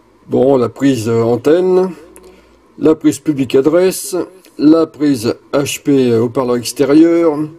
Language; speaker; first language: French; native; French